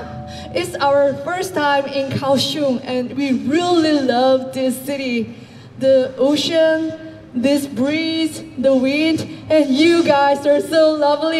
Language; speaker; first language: English; non-native, fluent; Korean